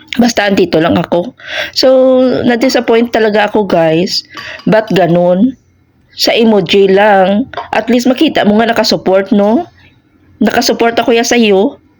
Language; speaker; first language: Filipino; non-native, local second language; Hiligaynon